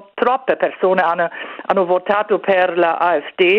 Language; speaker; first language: Italian; non-native, fluent; German